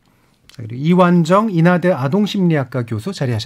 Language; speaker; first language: Korean; native; Korean